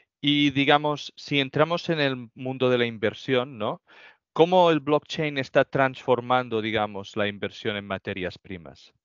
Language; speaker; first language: Spanish; native; Spanish